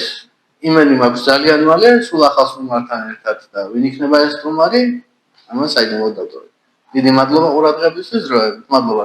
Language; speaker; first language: Georgian; native; Georgian